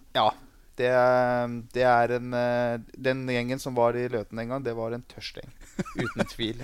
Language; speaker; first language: Norwegian; early bilingual, other home language; Persian